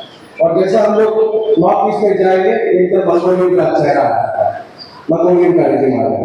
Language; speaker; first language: Hindi; non-native, local second language; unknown